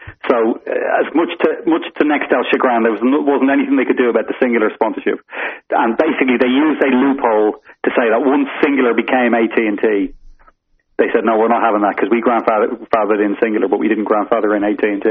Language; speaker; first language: English; native; English